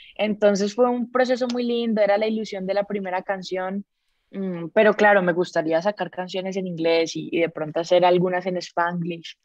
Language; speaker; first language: Spanish; native; Spanish